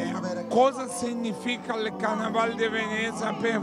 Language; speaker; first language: Italian; non-native, learner; Portuguese